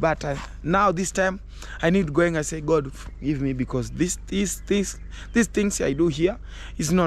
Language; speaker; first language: English; non-native, learner; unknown